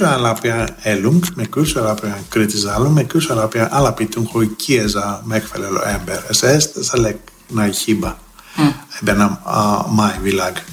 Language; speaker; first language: Hungarian; non-native, fluent; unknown